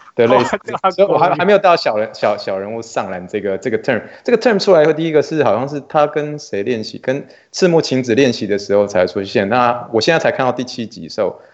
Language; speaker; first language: Chinese; native; Chinese